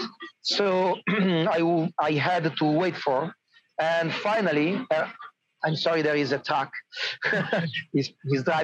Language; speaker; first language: English; non-native, learner; Italian